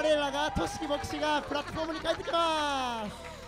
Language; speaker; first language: Japanese; native; Japanese